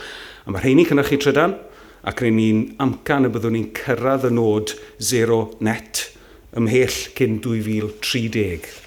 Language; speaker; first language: Welsh; native; Welsh